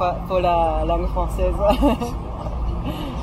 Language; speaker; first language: French; non-native, fluent; Japanese